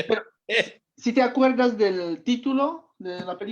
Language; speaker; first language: Spanish; non-native, fluent; Czech